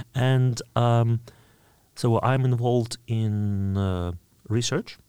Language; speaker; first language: English; non-native, fluent; Russian